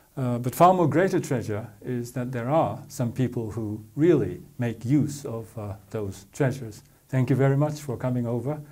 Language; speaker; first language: English; non-native, fluent; Japanese